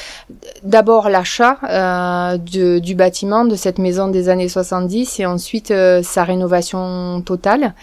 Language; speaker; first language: French; native; French